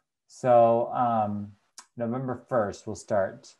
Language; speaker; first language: English; native; English